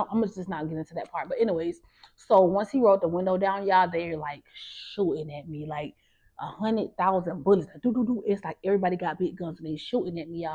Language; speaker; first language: English; native; English